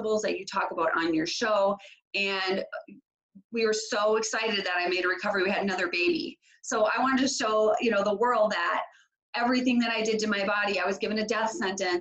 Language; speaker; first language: English; native; English